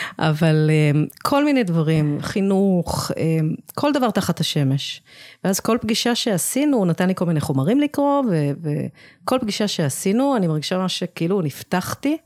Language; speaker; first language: Hebrew; early bilingual, other home language; English